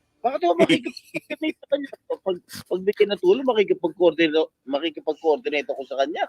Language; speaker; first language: Filipino; native; Filipino